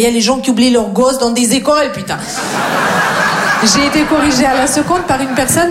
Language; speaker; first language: French; non-native, fluent; Russian